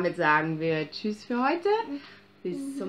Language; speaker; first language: German; native; German